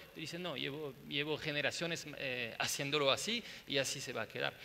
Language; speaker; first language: Spanish; non-native, fluent; French